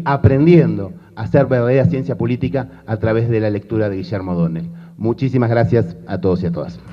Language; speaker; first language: Spanish; native; Spanish